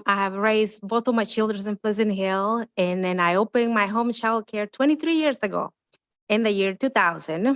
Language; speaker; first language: English; non-native, fluent; Spanish